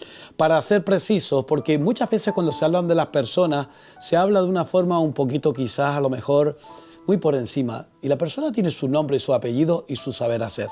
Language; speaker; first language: Spanish; native; Spanish